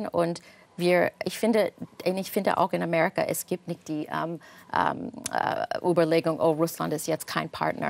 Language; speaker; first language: German; non-native, fluent; English